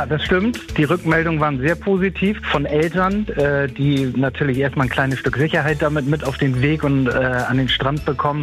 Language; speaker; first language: German; native; German